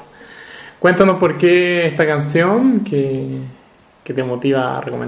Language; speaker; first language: Spanish; native; Spanish